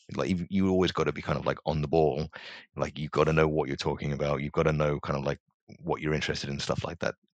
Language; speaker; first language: English; native; English